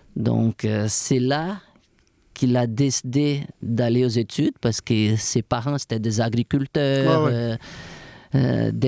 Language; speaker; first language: French; non-native, fluent; Portuguese